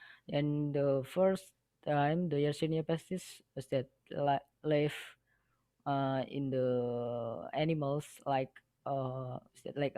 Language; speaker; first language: English; non-native, learner; Indonesian